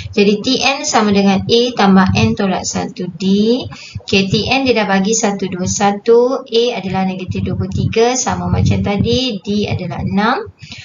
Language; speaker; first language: Malay; native; Malay